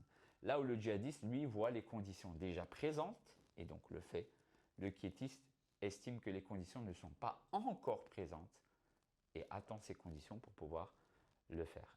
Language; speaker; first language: French; native; French